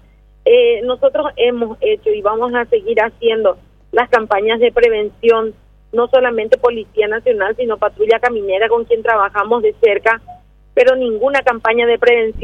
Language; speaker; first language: Spanish; native; Spanish